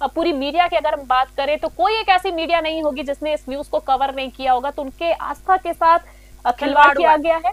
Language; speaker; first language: Hindi; native; Hindi